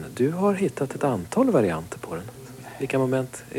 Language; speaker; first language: Swedish; native; Swedish